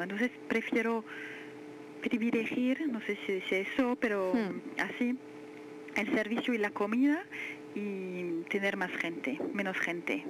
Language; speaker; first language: Spanish; non-native, fluent; French